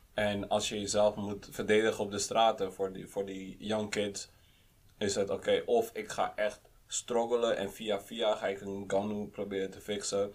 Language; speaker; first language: Dutch; native; Dutch